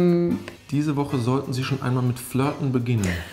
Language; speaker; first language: German; native; German